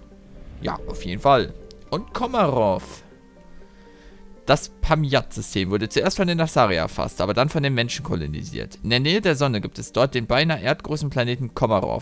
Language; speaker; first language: German; native; German